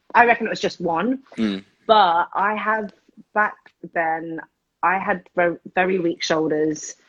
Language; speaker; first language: English; early bilingual, other home language; Spanish